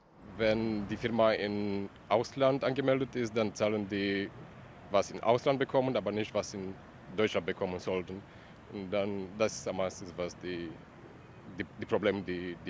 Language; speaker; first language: German; non-native, fluent; Romanian